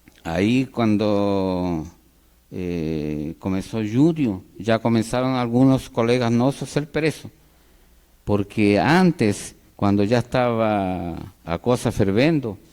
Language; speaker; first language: Portuguese; non-native, fluent; Spanish